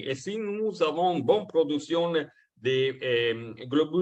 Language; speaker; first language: French; non-native, fluent; Italian